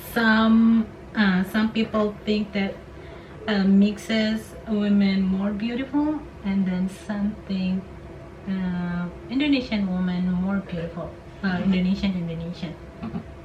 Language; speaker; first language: English; non-native, fluent; Indonesian